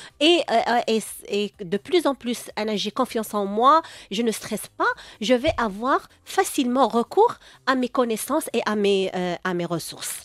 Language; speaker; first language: French; non-native, local second language; Arabic